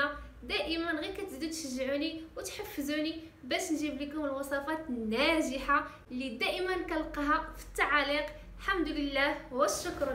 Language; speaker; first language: Arabic; native; Arabic